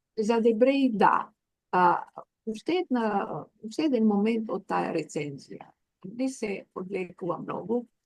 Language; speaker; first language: Macedonian; native; Macedonian